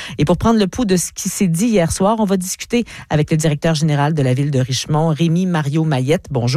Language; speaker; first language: French; native; French